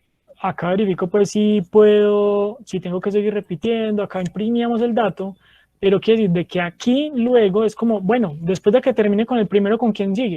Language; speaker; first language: Spanish; native; Spanish